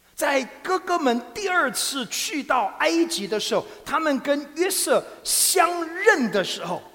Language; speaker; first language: Chinese; non-native, fluent; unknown